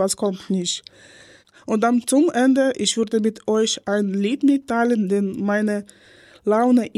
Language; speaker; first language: German; non-native, learner; Ukrainian